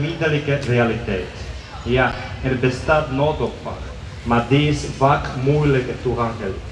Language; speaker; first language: Dutch; non-native, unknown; Georgian